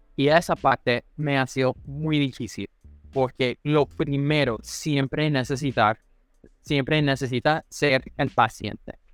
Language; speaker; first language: Spanish; non-native, fluent; English